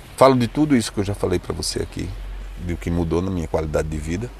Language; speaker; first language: Portuguese; native; Portuguese